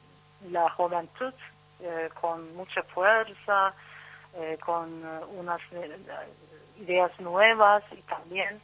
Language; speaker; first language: Spanish; non-native, learner; Turkish